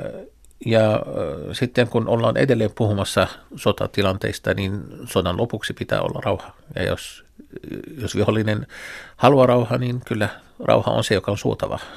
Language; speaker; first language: Finnish; non-native, fluent; Arabic